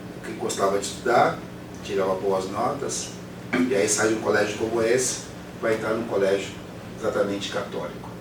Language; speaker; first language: Portuguese; native; Portuguese